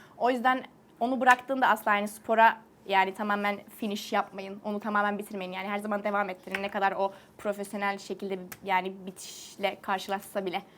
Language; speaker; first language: Turkish; early bilingual, heritage; Turkish